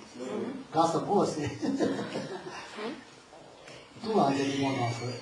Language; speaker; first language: French; non-native, learner; Tibetan